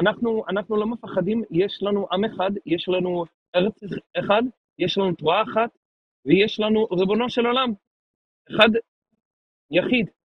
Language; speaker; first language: Hebrew; non-native, fluent; English